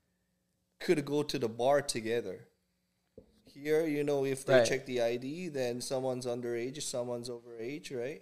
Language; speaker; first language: English; non-native, fluent; Korean